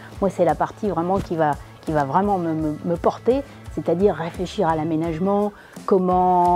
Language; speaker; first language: French; native; French